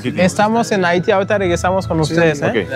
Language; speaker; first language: Spanish; non-native, learner; Haitian Creole